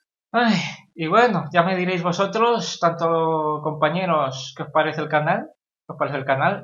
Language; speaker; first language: Spanish; native; Spanish